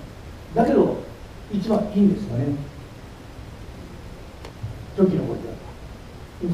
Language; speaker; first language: Japanese; native; Japanese